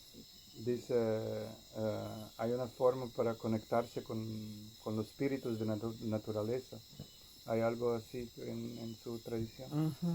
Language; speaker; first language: Spanish; non-native, fluent; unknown